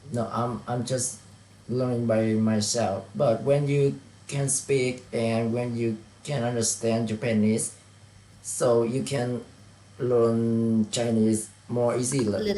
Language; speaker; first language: English; non-native, learner; Vietnamese